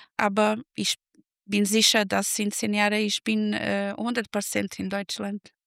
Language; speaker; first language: German; non-native, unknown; Portuguese